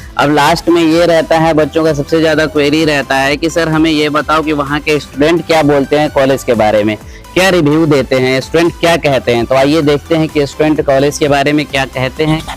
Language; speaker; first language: Hindi; native; Hindi